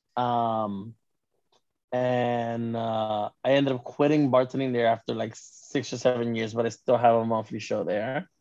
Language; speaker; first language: English; native; English